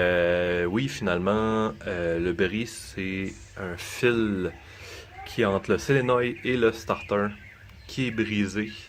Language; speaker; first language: French; native; French